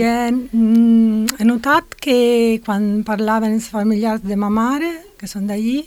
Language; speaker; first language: Catalan; non-native, fluent; Italian